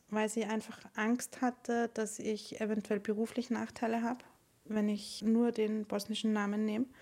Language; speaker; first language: German; native; German